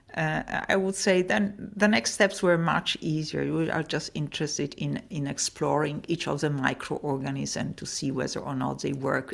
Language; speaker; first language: English; non-native, fluent; Polish